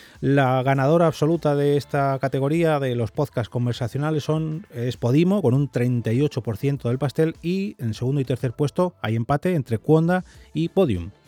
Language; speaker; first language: Spanish; native; Spanish